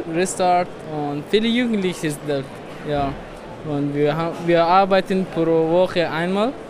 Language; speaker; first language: German; non-native, learner; Persian